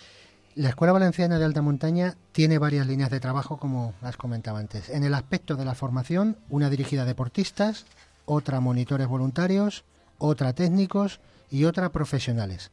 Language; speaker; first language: Spanish; native; Spanish